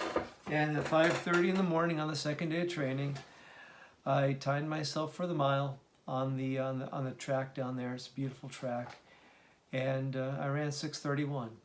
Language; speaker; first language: English; native; English